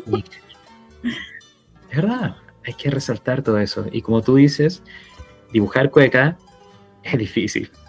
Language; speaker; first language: Spanish; native; Spanish